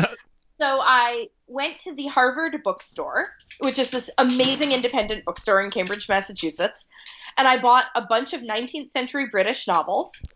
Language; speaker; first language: English; early bilingual, other home language; Hindi